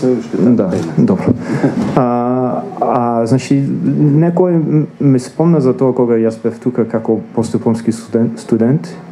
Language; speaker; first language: Macedonian; non-native, fluent; English